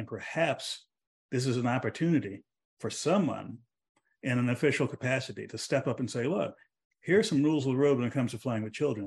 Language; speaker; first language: English; native; English